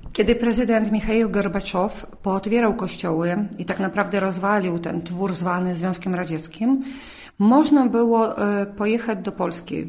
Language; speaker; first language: Polish; early bilingual, heritage; Polish